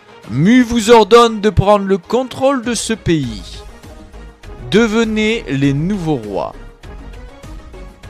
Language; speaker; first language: French; native; French